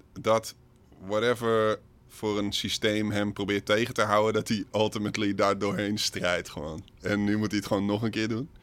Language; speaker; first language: Dutch; native; Dutch